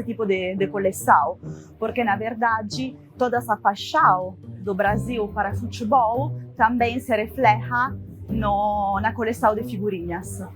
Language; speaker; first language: Portuguese; non-native, fluent; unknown